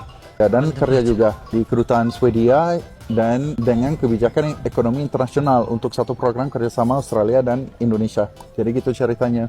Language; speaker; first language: Indonesian; non-native, fluent; Swedish